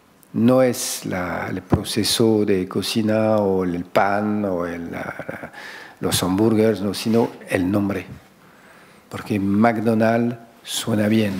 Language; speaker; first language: Spanish; non-native, fluent; French